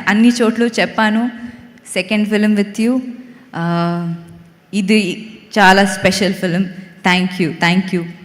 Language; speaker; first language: Telugu; non-native, local second language; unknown